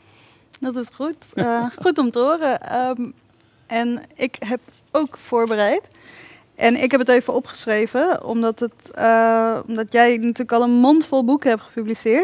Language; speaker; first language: Dutch; native; Dutch